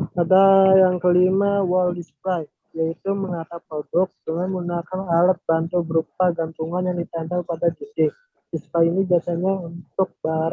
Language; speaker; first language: Indonesian; native; Indonesian